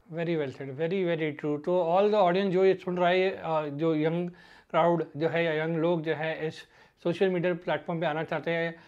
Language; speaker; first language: Hindi; native; Hindi